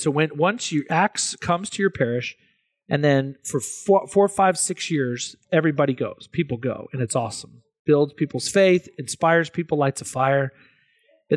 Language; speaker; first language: English; native; English